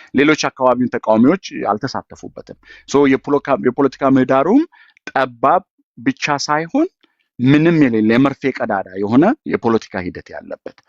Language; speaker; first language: Amharic; non-native, local second language; Oromo